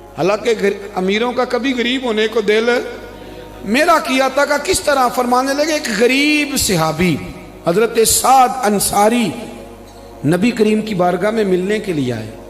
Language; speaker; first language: Urdu; non-native, local second language; Punjabi